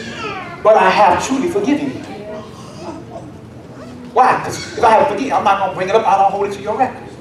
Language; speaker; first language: English; native; English